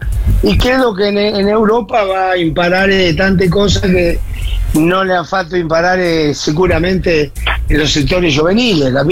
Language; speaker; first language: Italian; non-native, fluent; Spanish